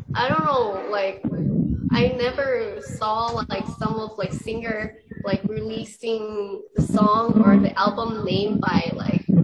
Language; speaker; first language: English; non-native, fluent; Thai